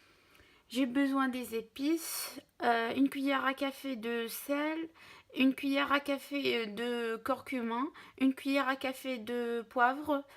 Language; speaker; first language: French; non-native, local second language; Arabic